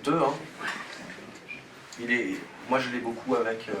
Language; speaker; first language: French; native; French